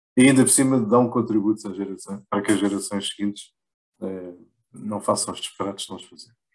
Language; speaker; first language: Portuguese; native; Portuguese